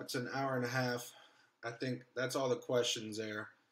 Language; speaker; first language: English; native; English